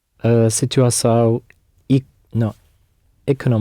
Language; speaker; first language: Portuguese; non-native, learner; English